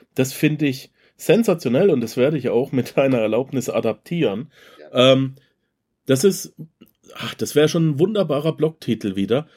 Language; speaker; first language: German; native; German